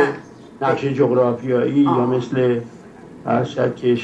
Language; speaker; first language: Persian; native; Persian